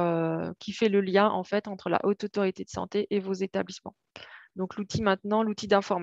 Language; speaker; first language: French; native; French